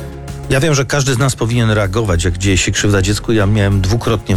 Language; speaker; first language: Polish; native; Polish